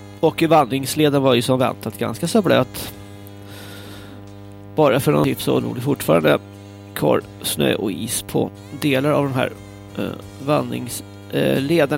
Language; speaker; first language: Swedish; native; Swedish